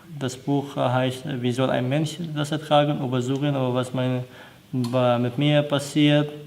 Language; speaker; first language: German; non-native, learner; Arabic